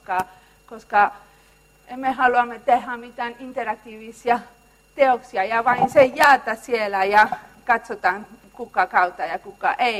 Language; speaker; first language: Finnish; non-native, learner; Spanish